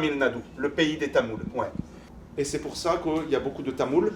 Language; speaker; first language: French; native; French